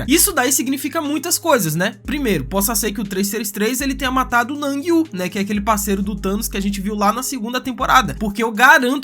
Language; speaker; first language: Portuguese; native; Portuguese